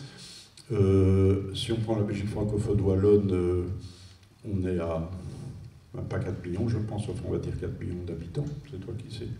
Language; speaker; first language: French; native; French